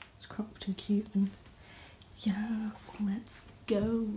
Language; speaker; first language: English; native; English